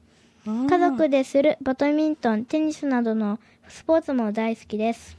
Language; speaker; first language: Japanese; early bilingual, heritage; Japanese